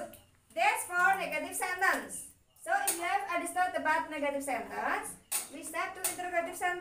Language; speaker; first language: English; non-native, learner; Indonesian